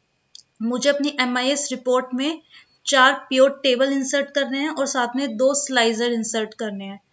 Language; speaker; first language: Hindi; native; Hindi